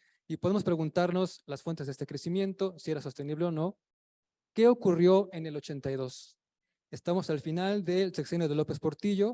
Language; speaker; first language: Spanish; native; Spanish